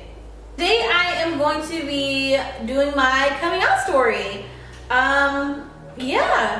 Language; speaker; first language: English; native; English